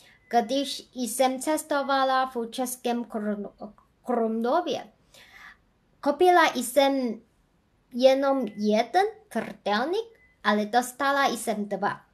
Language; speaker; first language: Czech; non-native, learner; Chinese